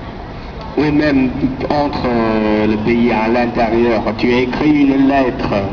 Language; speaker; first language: French; non-native, learner; Korean